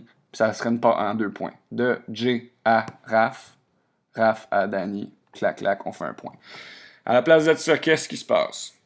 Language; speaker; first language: French; native; French